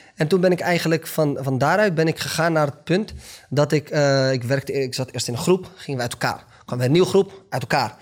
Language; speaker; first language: Dutch; early bilingual, other home language; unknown